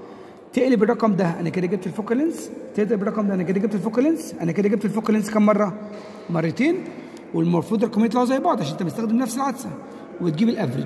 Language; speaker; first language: Arabic; native; Arabic